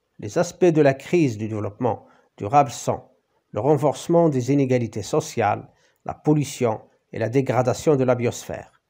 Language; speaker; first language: French; non-native, local second language; Arabic